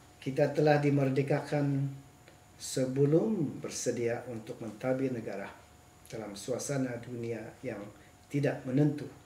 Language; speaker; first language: Malay; non-native, local second language; Central Dusun